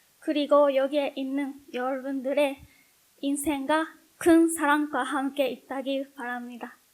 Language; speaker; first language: Korean; non-native, learner; Japanese